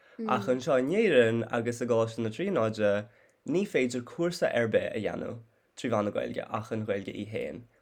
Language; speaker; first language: Irish; non-native, fluent; English